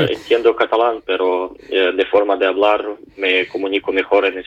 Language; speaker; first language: Spanish; non-native, learner; Ukrainian